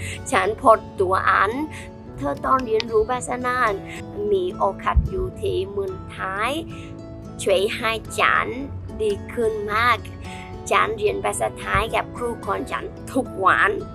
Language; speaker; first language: Thai; non-native, learner; Vietnamese